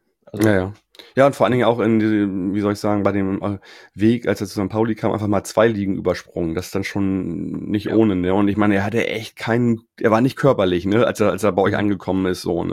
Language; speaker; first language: German; native; German